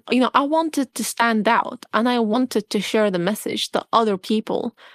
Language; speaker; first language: English; non-native, fluent; Arabic